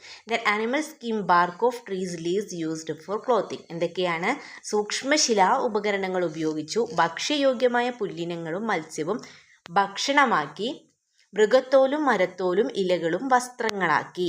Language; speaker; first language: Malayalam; native; Malayalam